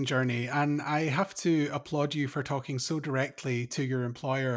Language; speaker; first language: English; native; English